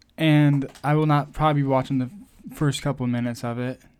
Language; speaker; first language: English; native; English